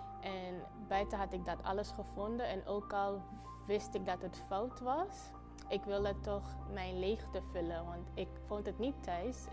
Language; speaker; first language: Dutch; non-native, local second language; Papiamento